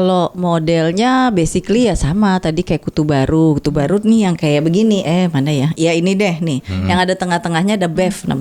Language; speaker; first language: Indonesian; native; Indonesian